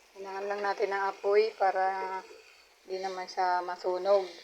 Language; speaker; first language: Filipino; non-native, local second language; Bikol